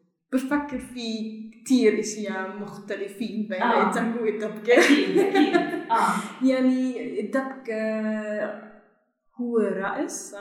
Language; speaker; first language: Arabic; non-native, learner; German